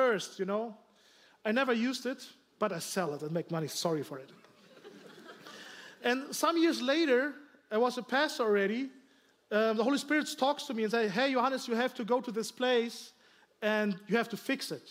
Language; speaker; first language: English; non-native, learner; German